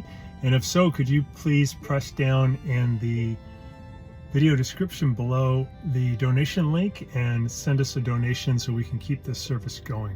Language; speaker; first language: English; native; English